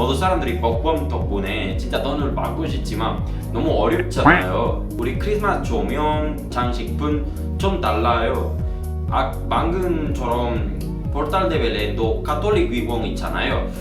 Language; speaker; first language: Korean; non-native, learner; Spanish